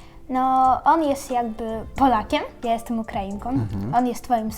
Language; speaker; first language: Polish; early bilingual, other home language; Ukrainian